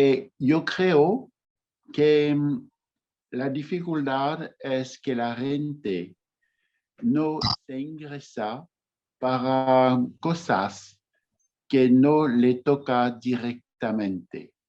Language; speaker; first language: Spanish; non-native, fluent; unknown